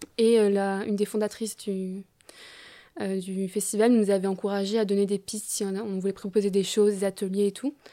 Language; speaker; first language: French; native; French